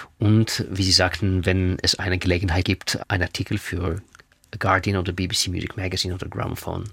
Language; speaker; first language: German; non-native, fluent; Russian